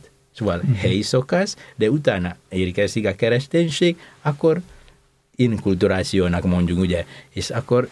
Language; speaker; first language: Hungarian; non-native, fluent; Indonesian